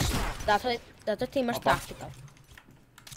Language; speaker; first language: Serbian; early bilingual, heritage; Serbian